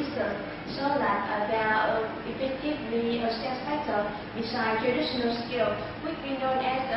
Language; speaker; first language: English; non-native, learner; Vietnamese